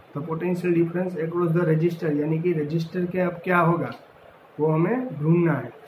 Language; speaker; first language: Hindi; non-native, local second language; Gujarati